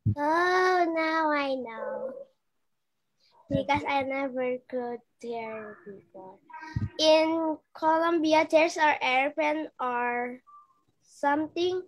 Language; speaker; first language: English; non-native, learner; Indonesian